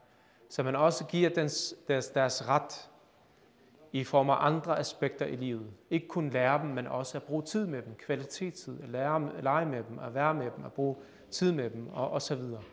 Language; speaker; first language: Danish; early bilingual, other home language; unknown